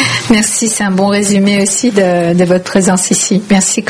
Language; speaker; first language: French; native; French